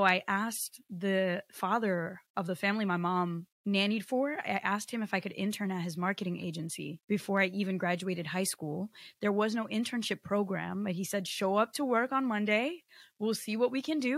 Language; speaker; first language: English; early bilingual, other home language; Portuguese